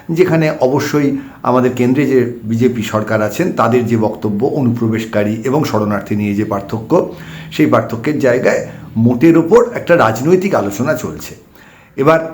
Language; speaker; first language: Bangla; native; Bangla